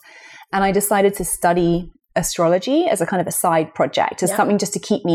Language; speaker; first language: English; native; English